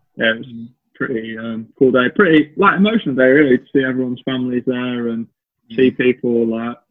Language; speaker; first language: English; native; English